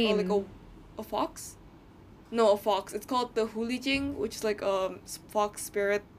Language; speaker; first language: English; non-native, fluent; Indonesian